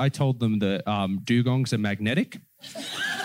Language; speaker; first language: English; native; English